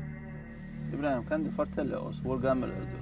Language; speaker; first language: Norwegian; non-native, fluent; Chechen